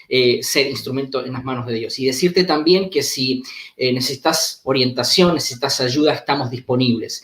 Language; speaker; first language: Spanish; native; Spanish